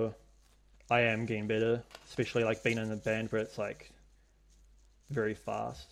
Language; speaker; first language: English; native; English